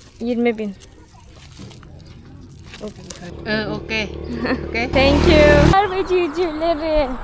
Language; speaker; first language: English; non-native, learner; Turkish